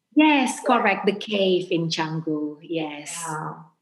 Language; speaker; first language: English; non-native, fluent; Indonesian